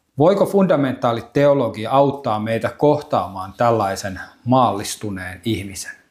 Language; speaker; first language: Finnish; native; Finnish